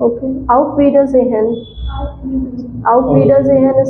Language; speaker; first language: German; non-native, fluent; Hindi